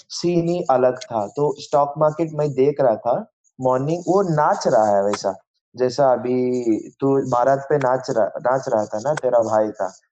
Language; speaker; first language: Hindi; non-native, local second language; Bangla